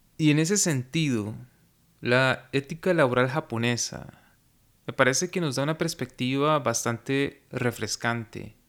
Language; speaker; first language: Spanish; native; Spanish